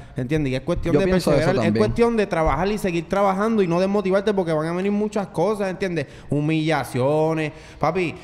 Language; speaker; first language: Spanish; native; Spanish